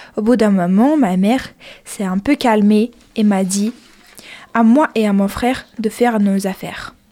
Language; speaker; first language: French; non-native, fluent; Ukrainian